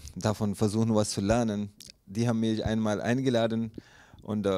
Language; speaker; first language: German; non-native, learner; Urdu